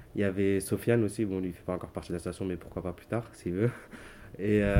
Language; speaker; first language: French; native; French